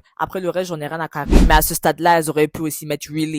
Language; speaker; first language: French; native; French